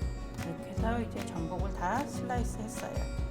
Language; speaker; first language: Korean; native; Korean